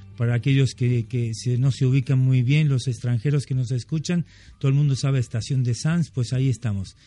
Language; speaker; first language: Spanish; non-native, fluent; German